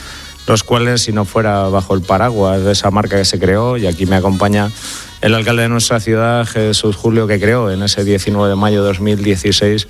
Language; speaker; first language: Spanish; native; Spanish